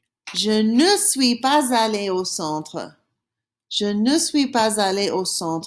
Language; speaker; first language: French; non-native, fluent; English